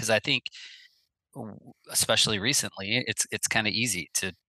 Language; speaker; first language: English; native; English